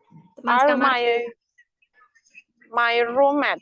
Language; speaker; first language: English; non-native, learner; Indonesian